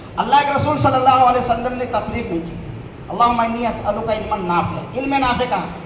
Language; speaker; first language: Urdu; native; Urdu